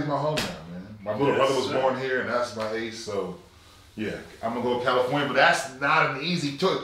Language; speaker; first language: English; native; English